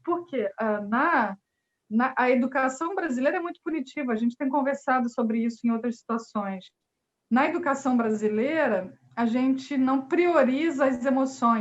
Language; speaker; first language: Portuguese; native; Portuguese